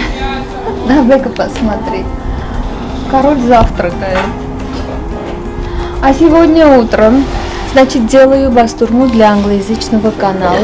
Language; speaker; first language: Russian; non-native, fluent; Armenian